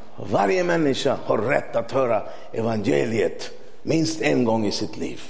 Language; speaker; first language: Swedish; non-native, fluent; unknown